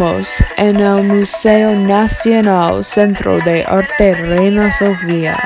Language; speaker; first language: Spanish; non-native, learner; English